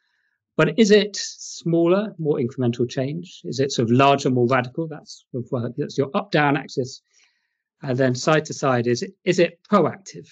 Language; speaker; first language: English; native; English